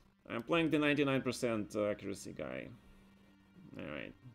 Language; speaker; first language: English; non-native, fluent; Russian